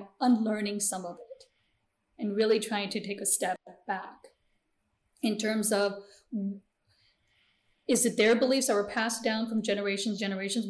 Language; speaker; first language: English; early bilingual, other home language; Gujarati